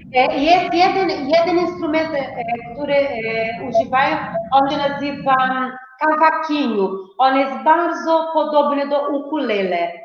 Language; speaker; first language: Polish; non-native, fluent; Portuguese